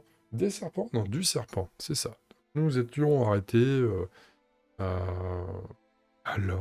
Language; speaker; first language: French; native; French